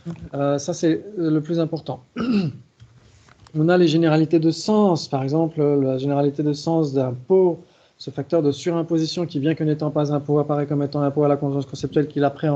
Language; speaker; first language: French; native; French